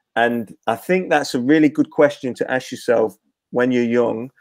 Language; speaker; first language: English; native; English